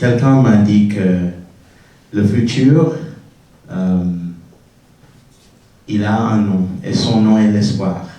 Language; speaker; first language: French; non-native, learner; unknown